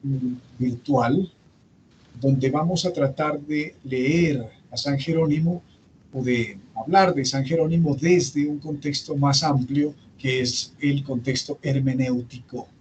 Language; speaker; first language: Spanish; native; Spanish